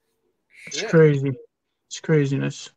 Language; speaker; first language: English; native; English